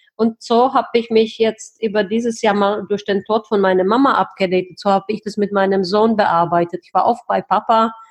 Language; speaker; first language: German; non-native, fluent; Czech